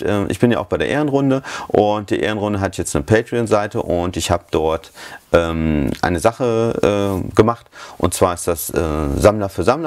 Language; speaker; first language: German; native; German